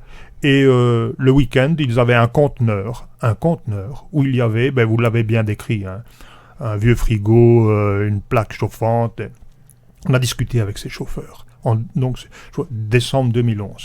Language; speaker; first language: French; native; French